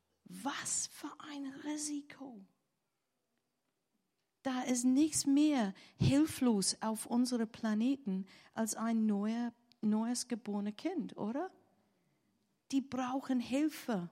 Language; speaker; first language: German; non-native, learner; English